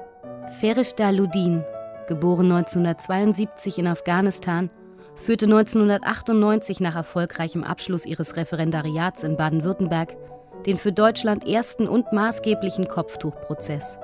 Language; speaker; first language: German; native; German